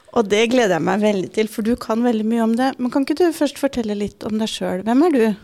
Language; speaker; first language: Norwegian; native; Norwegian